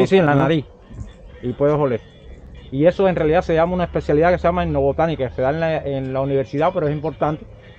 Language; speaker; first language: Spanish; native; Spanish